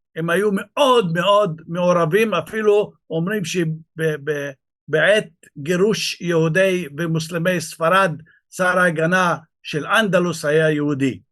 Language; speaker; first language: Hebrew; non-native, local second language; Arabic